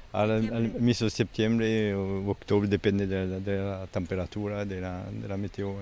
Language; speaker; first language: Spanish; non-native, fluent; French